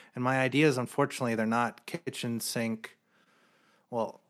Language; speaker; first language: English; native; English